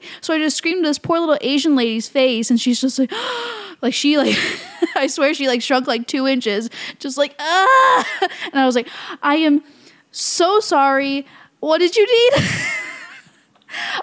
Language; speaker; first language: English; early bilingual, other home language; Spanish